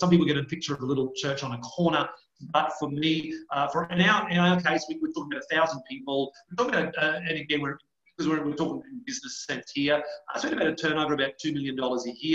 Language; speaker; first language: English; native; English